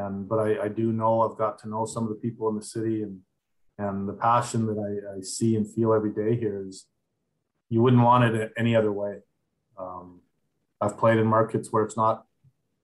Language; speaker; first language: English; native; English